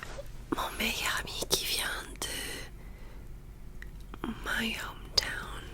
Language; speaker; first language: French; non-native, learner; English